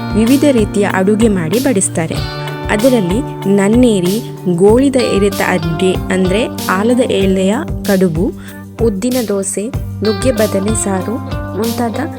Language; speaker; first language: Kannada; non-native, local second language; Tulu